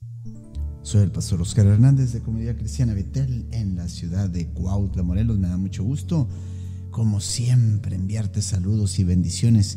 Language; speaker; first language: Spanish; native; Spanish